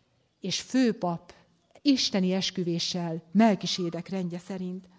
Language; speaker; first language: Hungarian; native; Hungarian